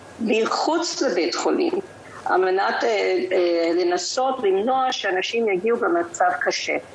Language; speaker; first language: Hebrew; non-native, fluent; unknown